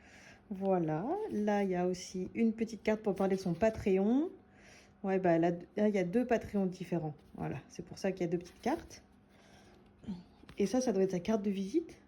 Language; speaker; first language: French; native; French